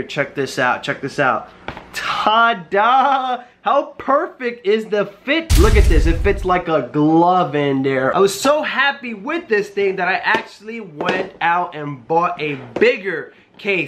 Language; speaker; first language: English; native; English